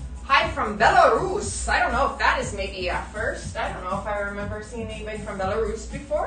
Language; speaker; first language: English; native; English